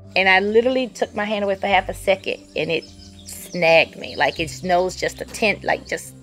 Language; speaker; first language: English; native; English